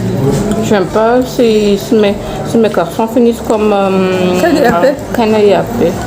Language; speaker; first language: French; non-native, local second language; Malagasy